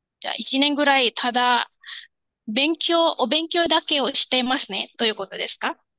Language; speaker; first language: Japanese; non-native, fluent; Indonesian